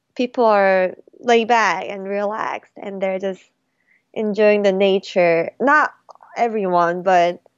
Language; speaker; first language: English; early bilingual, other home language; Korean